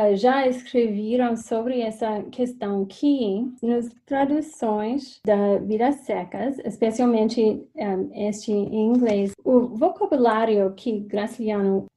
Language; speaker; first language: Portuguese; non-native, fluent; English